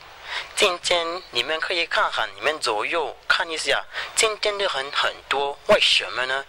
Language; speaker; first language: Chinese; non-native, fluent; French